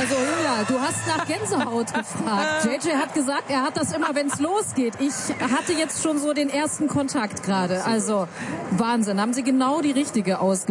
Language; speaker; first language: German; native; German